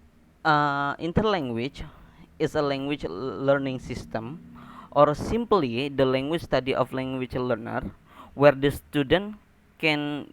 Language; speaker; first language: English; non-native, learner; Indonesian